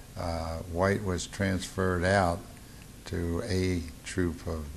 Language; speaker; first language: English; native; English